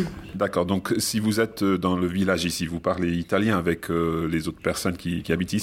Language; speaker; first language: French; non-native, fluent; English